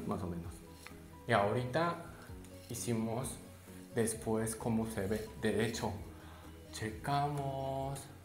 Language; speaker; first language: Spanish; non-native, learner; Japanese